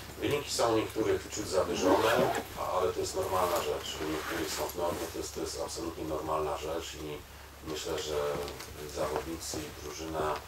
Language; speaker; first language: Polish; native; Polish